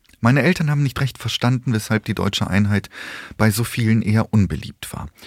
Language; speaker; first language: German; early bilingual, other home language; Polish